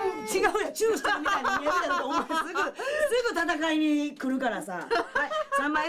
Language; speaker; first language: Japanese; native; Japanese